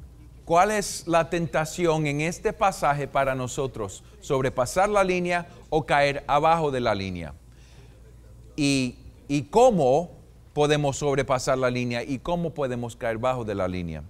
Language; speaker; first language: Spanish; non-native, fluent; English